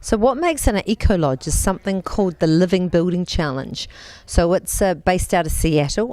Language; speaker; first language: English; native; English